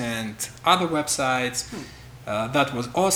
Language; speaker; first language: English; non-native, fluent; Russian